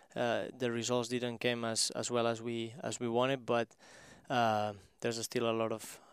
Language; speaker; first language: English; non-native, fluent; Spanish